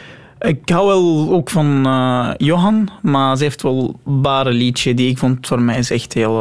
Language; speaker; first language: Dutch; non-native, learner; Arabic